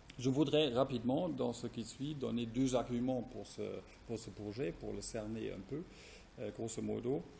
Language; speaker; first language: French; non-native, fluent; German